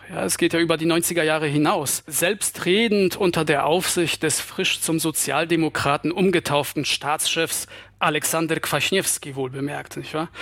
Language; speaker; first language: German; non-native, fluent; Polish